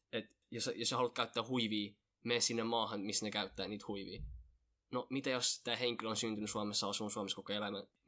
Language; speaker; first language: Finnish; early bilingual, other home language; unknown